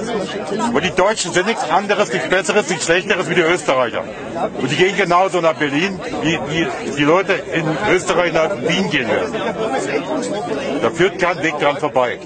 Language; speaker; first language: German; native; German